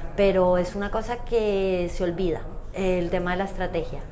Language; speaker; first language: Spanish; native; Spanish